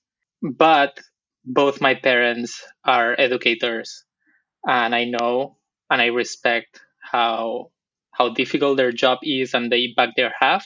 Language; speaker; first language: English; non-native, fluent; Spanish